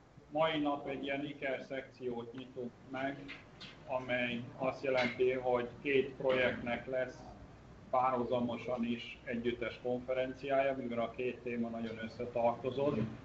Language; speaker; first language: Hungarian; native; Hungarian